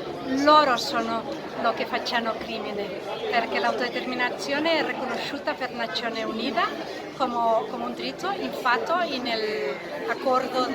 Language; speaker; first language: Italian; non-native, fluent; Catalan